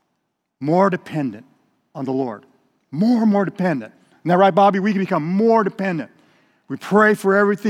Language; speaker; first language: English; native; English